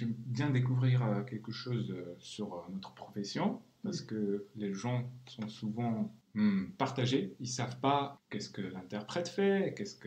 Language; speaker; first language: French; non-native, fluent; Czech